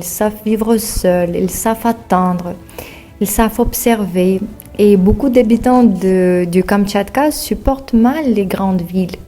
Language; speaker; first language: French; non-native, fluent; Russian